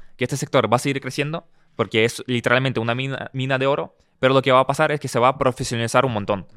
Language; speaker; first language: Spanish; early bilingual, other home language; Russian